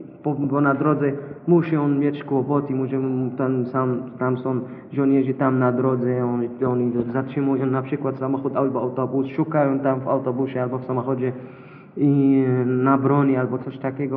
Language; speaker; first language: Polish; non-native, fluent; Arabic